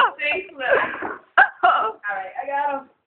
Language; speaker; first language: English; native; English